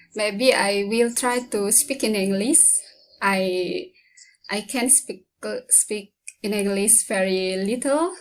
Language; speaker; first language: English; non-native, learner; Indonesian